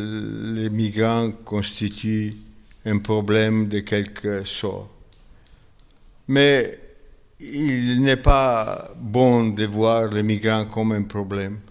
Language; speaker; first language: French; non-native, fluent; Italian